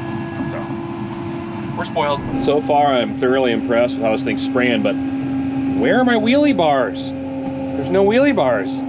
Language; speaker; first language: English; native; English